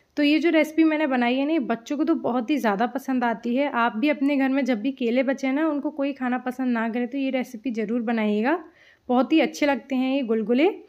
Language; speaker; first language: Hindi; native; Hindi